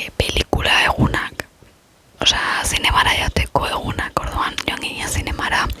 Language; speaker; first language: Basque; non-native, local second language; Spanish